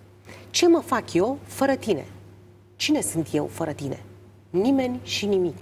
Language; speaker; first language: Romanian; native; Romanian